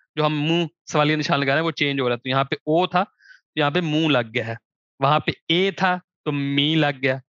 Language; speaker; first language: Urdu; non-native, local second language; Punjabi